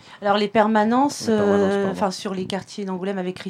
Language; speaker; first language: French; native; French